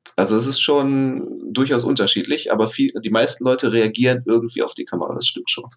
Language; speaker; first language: German; native; German